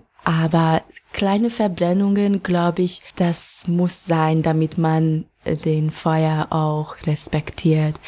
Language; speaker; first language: German; non-native, fluent; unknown